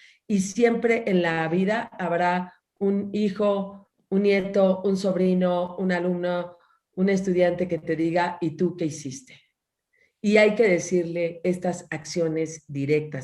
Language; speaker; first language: Spanish; native; Spanish